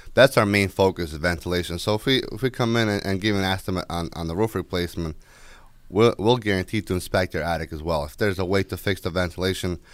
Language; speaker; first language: English; non-native, fluent; Ukrainian